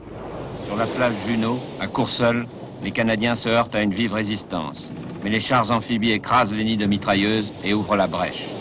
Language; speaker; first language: French; native; French